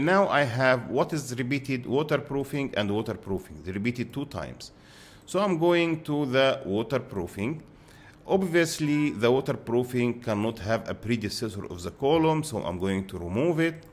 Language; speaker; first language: English; non-native, fluent; Arabic